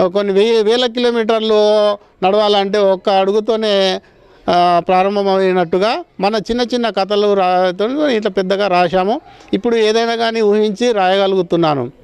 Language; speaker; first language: Telugu; non-native, local second language; Gondi